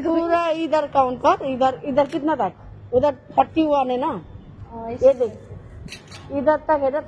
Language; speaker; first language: Hindi; non-native, learner; Bangla